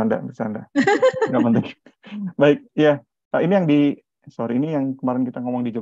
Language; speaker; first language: Indonesian; native; Indonesian